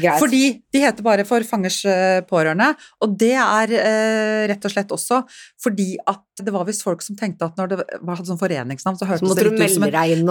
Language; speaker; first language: Norwegian; native; Norwegian